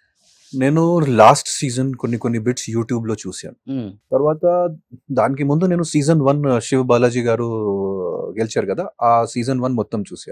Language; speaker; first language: Telugu; non-native, fluent; Hindi